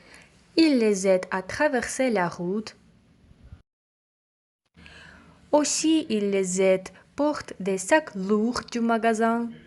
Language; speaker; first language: French; non-native, fluent; Russian